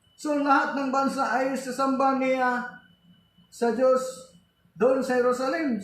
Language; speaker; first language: Filipino; non-native, local second language; Cebuano